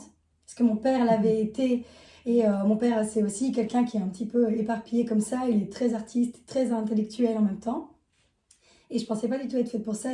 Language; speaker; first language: French; native; French